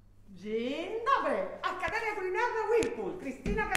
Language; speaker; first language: Polish; non-native, fluent; Italian